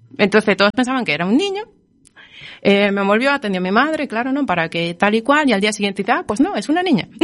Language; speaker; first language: Spanish; native; Spanish